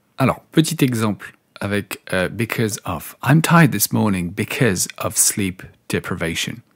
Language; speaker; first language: French; native; French